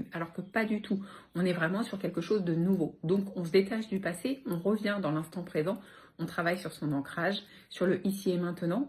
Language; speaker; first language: French; native; French